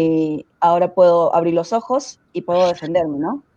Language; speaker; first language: Spanish; native; Spanish